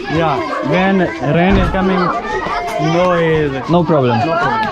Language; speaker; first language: English; non-native, learner; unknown